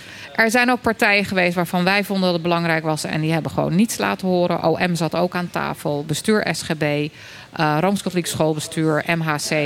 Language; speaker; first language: Dutch; native; Dutch